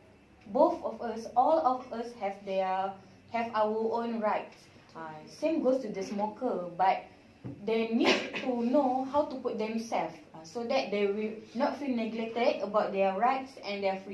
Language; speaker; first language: English; non-native, learner; Malay